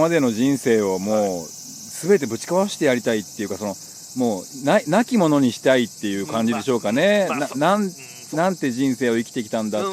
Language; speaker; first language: Japanese; native; Japanese